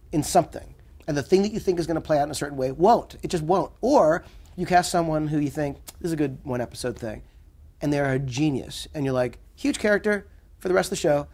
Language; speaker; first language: English; native; English